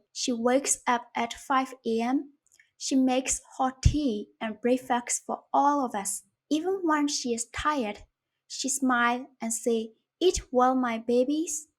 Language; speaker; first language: English; non-native, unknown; Burmese